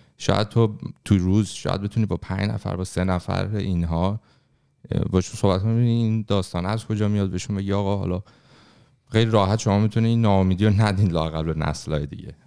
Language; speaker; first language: Persian; native; Persian